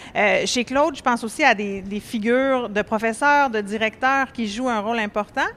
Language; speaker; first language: French; native; French